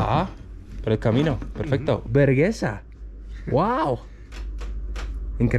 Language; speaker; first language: Spanish; non-native, fluent; English